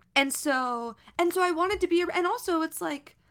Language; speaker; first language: English; native; English